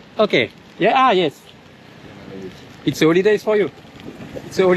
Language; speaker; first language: English; non-native, learner; French